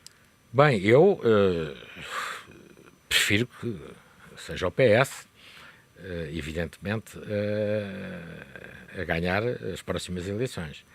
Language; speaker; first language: Portuguese; native; Portuguese